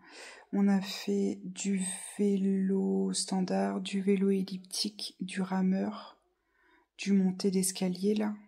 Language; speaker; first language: French; native; French